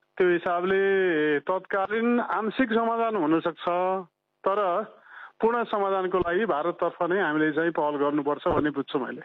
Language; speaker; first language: Nepali; native; Nepali